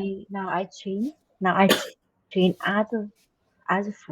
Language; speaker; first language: English; non-native, learner; Vietnamese